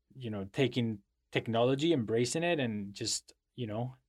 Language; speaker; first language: English; non-native, fluent; Spanish